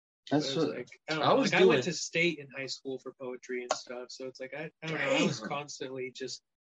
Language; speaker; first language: English; native; English